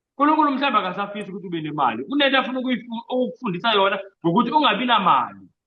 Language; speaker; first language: Zulu; native; Zulu